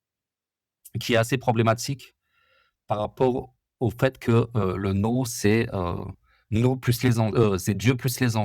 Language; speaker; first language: French; native; French